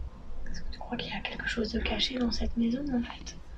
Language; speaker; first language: French; native; French